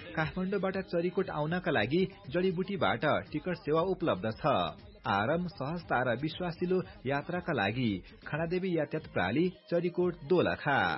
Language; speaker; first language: Nepali; native; Nepali